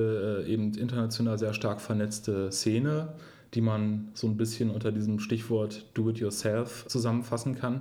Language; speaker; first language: German; native; German